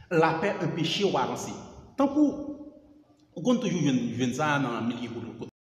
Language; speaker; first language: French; non-native, local second language; Haitian Creole